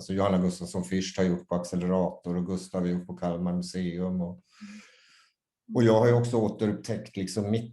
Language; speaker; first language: Swedish; native; Swedish